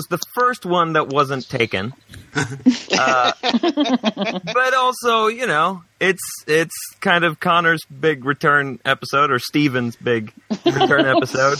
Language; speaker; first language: English; non-native, fluent; Swedish